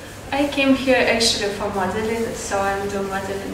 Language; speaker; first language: English; non-native, learner; Ukrainian